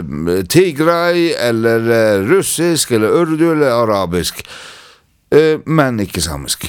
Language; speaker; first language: Norwegian; non-native, local second language; Northern Sami